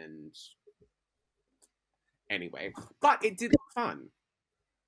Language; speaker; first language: English; native; English